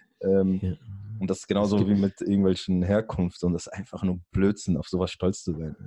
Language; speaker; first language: German; early bilingual, other home language; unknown